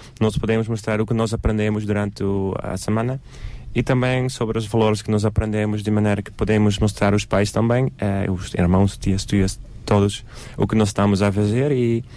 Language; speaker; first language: Portuguese; non-native, learner; Dutch